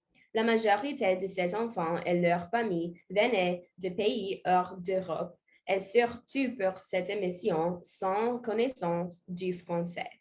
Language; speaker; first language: French; non-native, learner; English